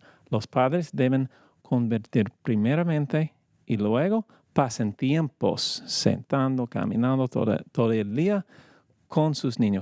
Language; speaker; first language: Spanish; non-native, fluent; English